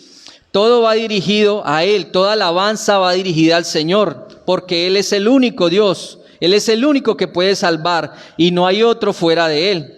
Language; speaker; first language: Spanish; native; Spanish